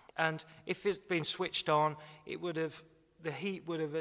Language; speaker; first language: English; native; English